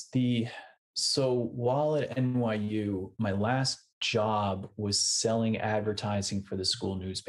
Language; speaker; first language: English; native; English